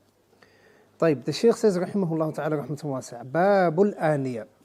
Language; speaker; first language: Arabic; non-native, fluent; English